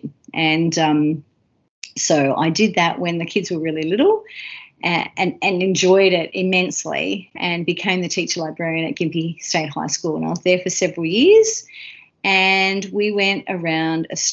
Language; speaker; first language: English; native; English